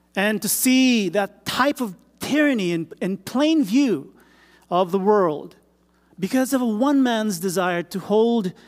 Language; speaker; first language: English; non-native, local second language; Filipino